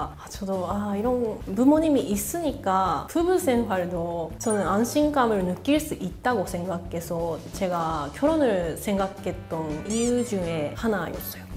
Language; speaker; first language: Korean; non-native, learner; Japanese